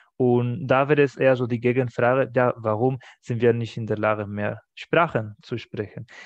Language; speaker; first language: German; non-native, fluent; Spanish